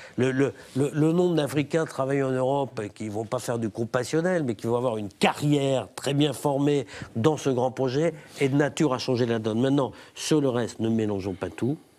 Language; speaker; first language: French; native; French